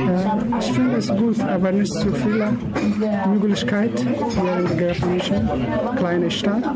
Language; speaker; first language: German; non-native, learner; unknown